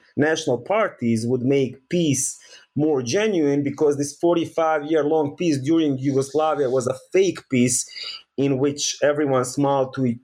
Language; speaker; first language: English; early bilingual, other home language; Bosnian